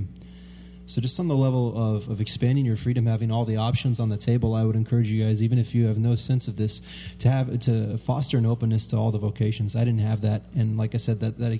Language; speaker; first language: English; native; English